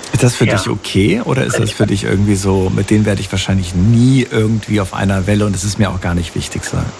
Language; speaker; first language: German; native; German